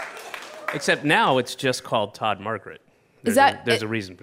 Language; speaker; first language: English; native; English